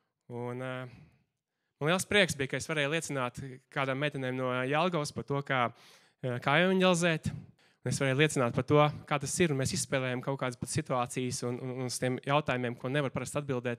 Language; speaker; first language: Latvian; native; Latvian